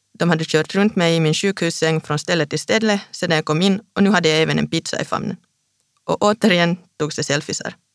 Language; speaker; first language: Swedish; native; Swedish